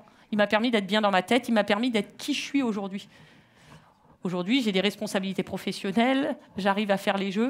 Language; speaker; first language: French; native; French